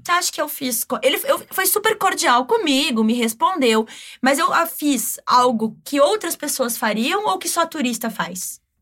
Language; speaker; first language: Portuguese; native; Portuguese